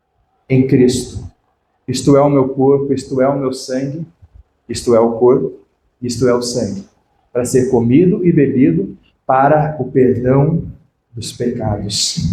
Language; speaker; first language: Portuguese; native; Portuguese